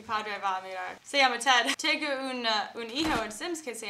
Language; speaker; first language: Spanish; non-native, learner; English